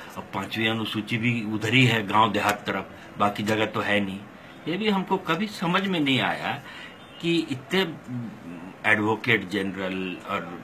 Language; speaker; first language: Hindi; non-native, local second language; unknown